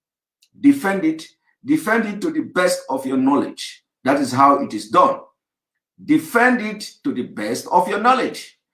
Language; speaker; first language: English; non-native, local second language; Igbo